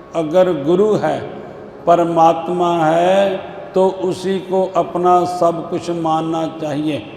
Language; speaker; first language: Hindi; non-native, local second language; Punjabi